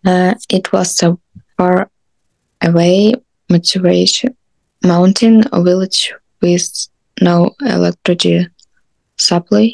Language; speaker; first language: English; non-native, learner; Russian